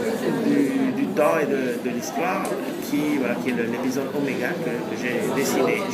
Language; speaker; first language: French; non-native, fluent; Spanish